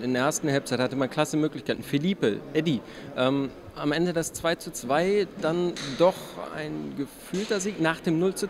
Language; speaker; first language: German; native; German